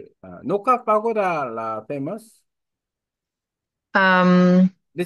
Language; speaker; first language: English; non-native, learner; Korean